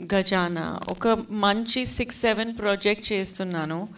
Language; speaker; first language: Telugu; non-native, learner; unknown